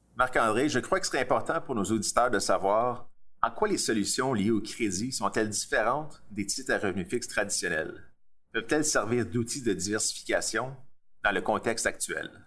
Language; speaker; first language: French; native; French